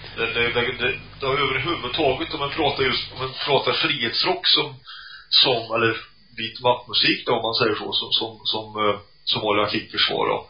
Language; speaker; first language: Swedish; native; Swedish